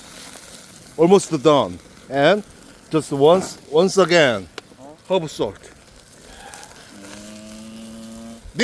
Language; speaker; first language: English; non-native, learner; Korean